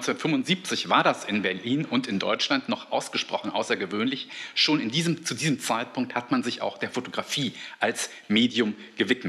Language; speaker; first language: German; native; German